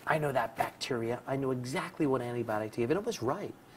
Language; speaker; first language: English; native; English